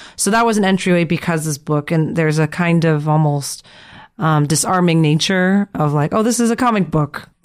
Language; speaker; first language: English; early bilingual, other home language; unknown